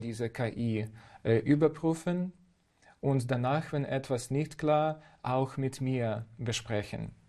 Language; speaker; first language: German; non-native, fluent; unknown